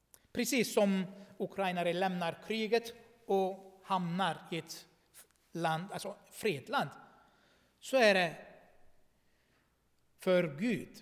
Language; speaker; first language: Swedish; non-native, fluent; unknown